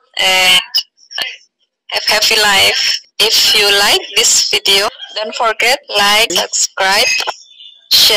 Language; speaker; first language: English; non-native, learner; Indonesian